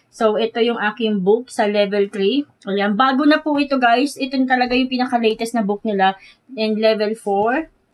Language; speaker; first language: Filipino; native; Filipino